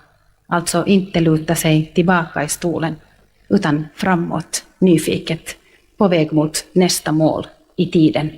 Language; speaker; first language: Swedish; native; Swedish